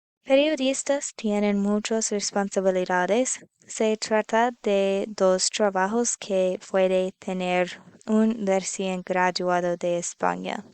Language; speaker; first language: Spanish; non-native, learner; English